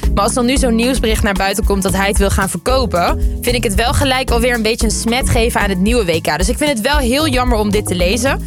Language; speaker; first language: Dutch; early bilingual, other home language; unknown